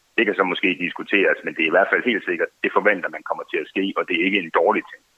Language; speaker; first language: Danish; native; Danish